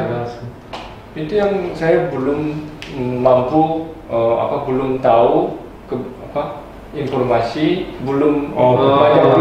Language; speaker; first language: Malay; non-native, fluent; Korean